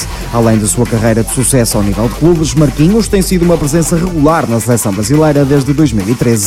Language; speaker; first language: Portuguese; native; Portuguese